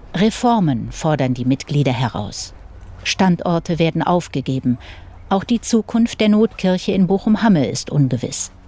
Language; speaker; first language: German; native; German